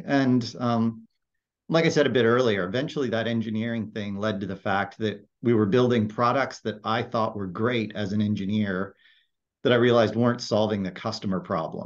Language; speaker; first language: English; native; English